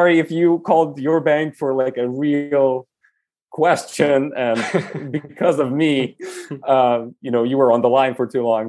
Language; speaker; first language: English; non-native, fluent; Romanian